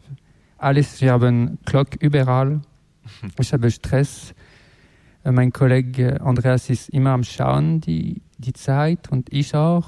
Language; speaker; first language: German; non-native, fluent; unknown